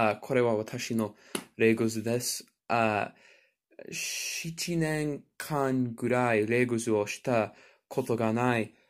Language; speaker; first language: Japanese; non-native, learner; English